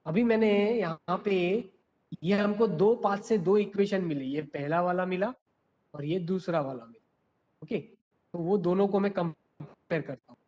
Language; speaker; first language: Hindi; non-native, local second language; Gujarati